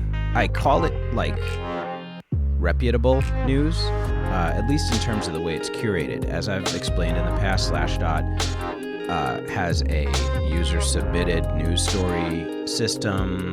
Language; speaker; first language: English; native; English